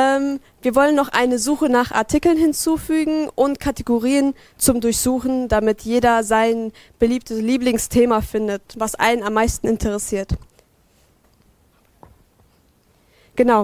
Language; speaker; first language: German; native; German